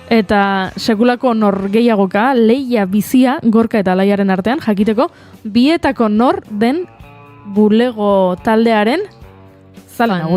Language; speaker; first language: Basque; native; Basque